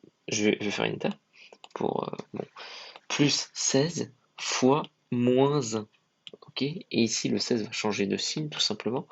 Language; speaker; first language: French; native; French